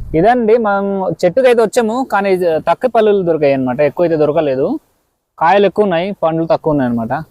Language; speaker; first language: Telugu; non-native, local second language; Odia